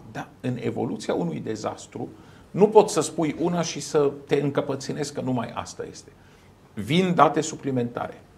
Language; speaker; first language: Romanian; non-native, fluent; Arabic